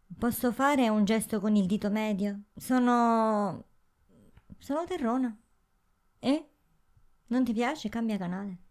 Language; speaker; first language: Italian; native; Italian